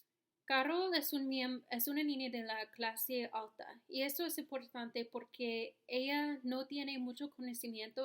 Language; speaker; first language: Spanish; non-native, learner; English